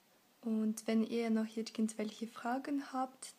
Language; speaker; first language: German; non-native, fluent; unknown